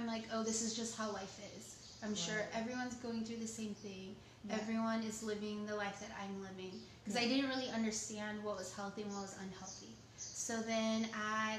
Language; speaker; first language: English; early bilingual, other home language; Spanish